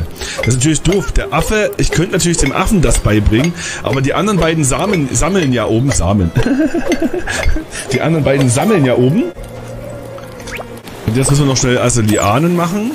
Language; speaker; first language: German; native; German